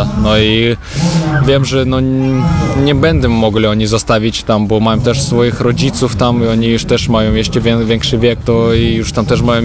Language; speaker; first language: Polish; non-native, learner; Russian